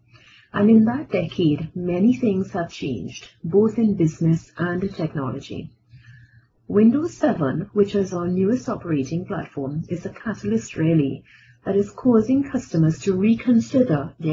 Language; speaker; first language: English; native; English